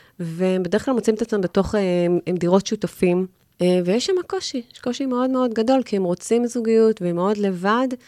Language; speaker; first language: Hebrew; native; Hebrew